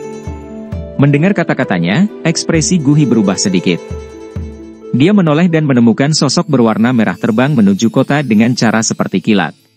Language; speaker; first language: Indonesian; native; Indonesian